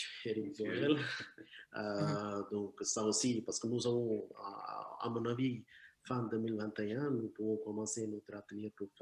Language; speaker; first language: French; non-native, learner; Tamil